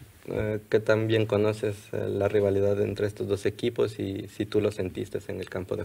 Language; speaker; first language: Spanish; non-native, fluent; Russian